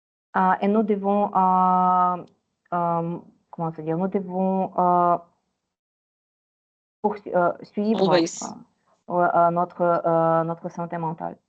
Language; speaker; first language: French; non-native, fluent; Ukrainian